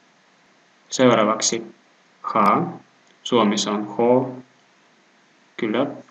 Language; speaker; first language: Finnish; non-native, fluent; Russian